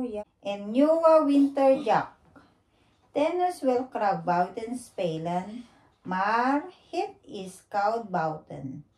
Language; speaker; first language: Dutch; non-native, learner; Filipino